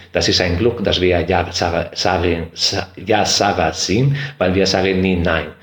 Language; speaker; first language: German; non-native, fluent; Spanish